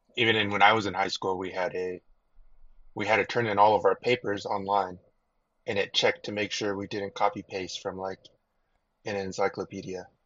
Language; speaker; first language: English; early bilingual, other home language; Chinese